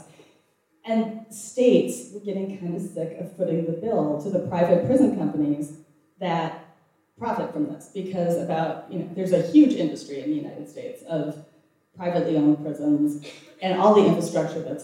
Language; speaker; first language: English; native; English